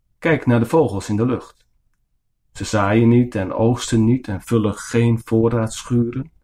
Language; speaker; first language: Dutch; non-native, local second language; Western Frisian